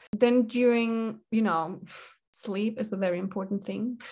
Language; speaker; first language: English; non-native, fluent; German